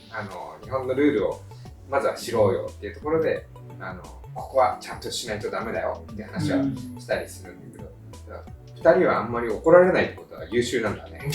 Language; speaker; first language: Japanese; native; Japanese